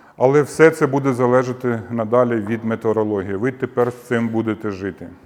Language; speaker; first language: Ukrainian; non-native, local second language; Russian